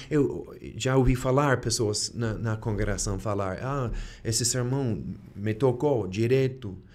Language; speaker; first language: Portuguese; non-native, fluent; English